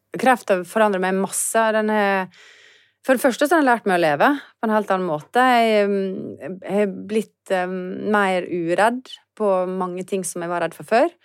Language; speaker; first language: Norwegian; native; Norwegian